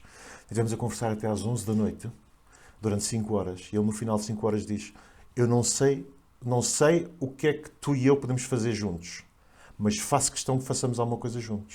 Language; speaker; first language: Portuguese; native; Portuguese